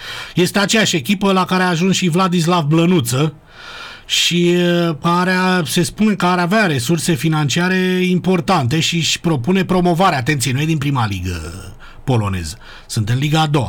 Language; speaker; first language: Romanian; native; Romanian